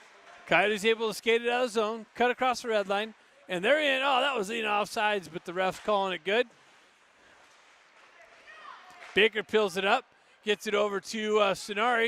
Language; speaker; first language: English; native; English